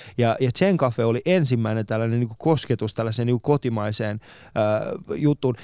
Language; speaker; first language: Finnish; early bilingual, other home language; Persian